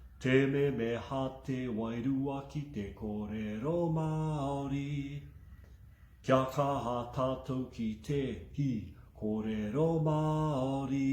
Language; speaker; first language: Māori; non-native, local second language; English